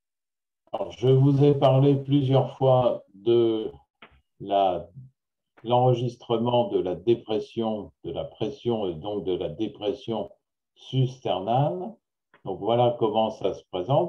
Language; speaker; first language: French; native; French